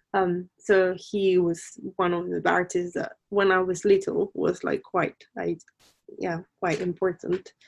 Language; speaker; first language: English; non-native, fluent; Spanish